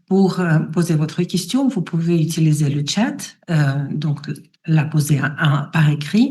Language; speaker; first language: French; non-native, fluent; Russian